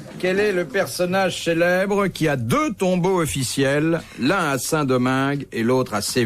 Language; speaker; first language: French; native; French